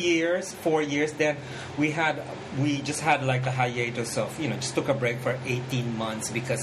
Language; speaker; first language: English; non-native, local second language; Filipino